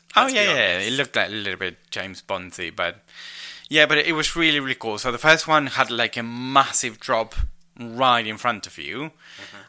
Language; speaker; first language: English; non-native, fluent; Spanish